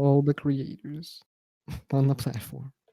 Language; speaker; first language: English; native; English